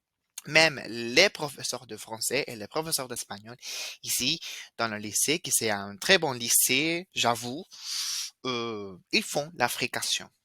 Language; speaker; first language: French; non-native, fluent; Spanish